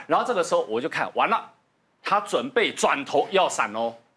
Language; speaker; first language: Chinese; native; Chinese